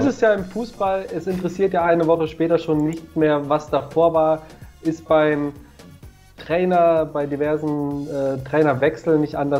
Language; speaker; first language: German; native; German